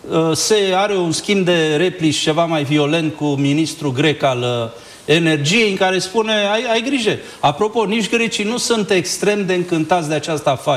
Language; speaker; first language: Romanian; native; Romanian